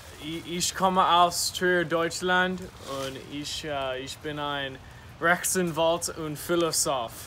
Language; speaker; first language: German; non-native, learner; English